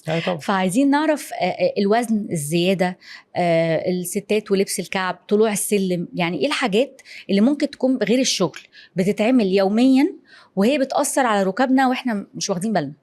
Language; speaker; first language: Arabic; native; Arabic